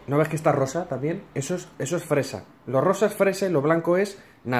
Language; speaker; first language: Spanish; native; Spanish